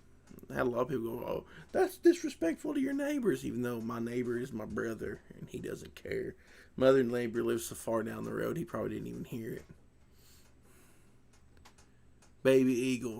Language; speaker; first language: English; native; English